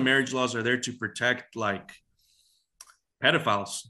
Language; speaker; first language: English; native; English